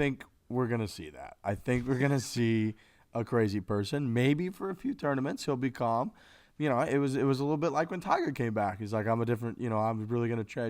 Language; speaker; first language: English; native; English